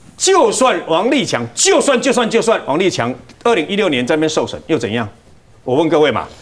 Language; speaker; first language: Chinese; native; Chinese